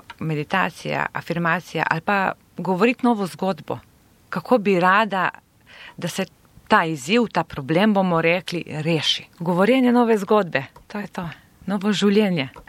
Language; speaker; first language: Slovenian; non-native, local second language; Serbian